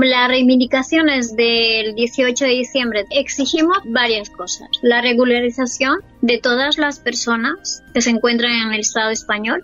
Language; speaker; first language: Spanish; native; Spanish